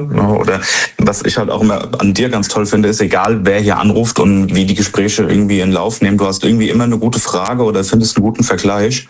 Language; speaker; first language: German; native; German